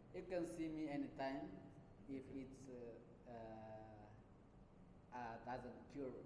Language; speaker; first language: English; non-native, learner; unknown